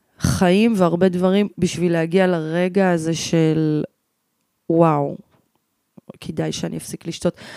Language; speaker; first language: Hebrew; native; Hebrew